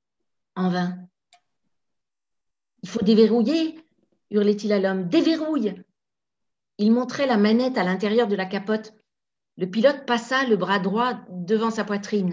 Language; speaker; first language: French; native; French